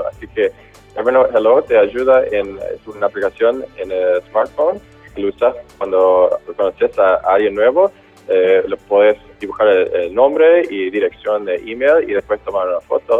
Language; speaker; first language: Spanish; non-native, fluent; English